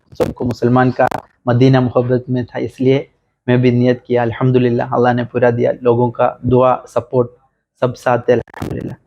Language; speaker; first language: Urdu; non-native, local second language; Malayalam